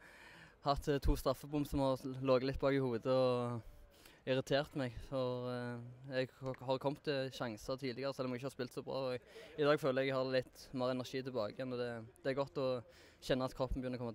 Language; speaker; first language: Norwegian; native; Norwegian